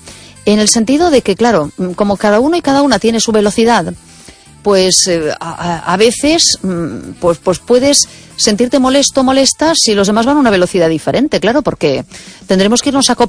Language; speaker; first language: Spanish; native; Spanish